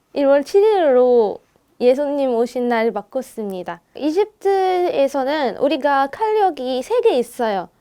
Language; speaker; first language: Korean; non-native, fluent; Arabic